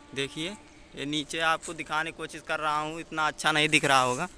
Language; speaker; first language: Hindi; native; Hindi